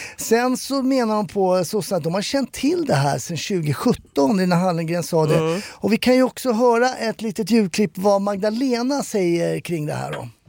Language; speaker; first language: Swedish; native; Swedish